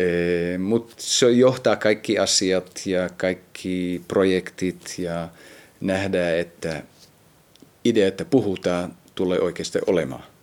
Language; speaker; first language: Finnish; early bilingual, heritage; Finnish